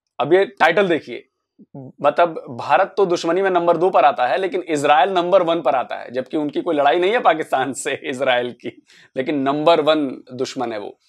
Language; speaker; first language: Hindi; native; Hindi